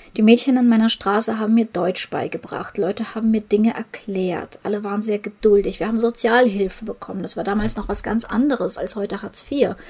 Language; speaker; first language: German; non-native, fluent; Ukrainian